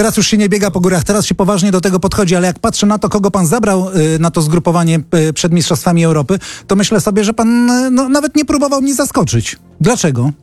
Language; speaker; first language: Polish; native; Polish